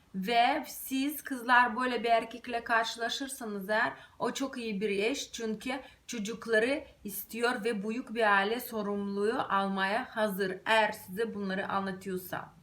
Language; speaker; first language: Turkish; non-native, fluent; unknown